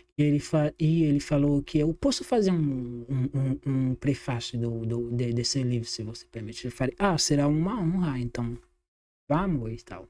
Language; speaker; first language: Portuguese; non-native, fluent; Haitian Creole